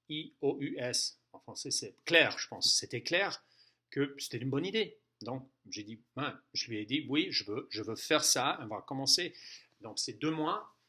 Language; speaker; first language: French; non-native, fluent; English